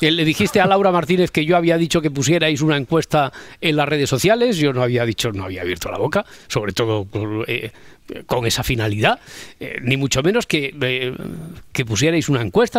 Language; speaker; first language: Spanish; native; Spanish